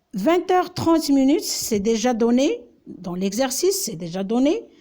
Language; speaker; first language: French; non-native, local second language; Arabic